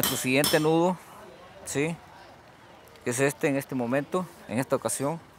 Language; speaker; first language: Spanish; native; Spanish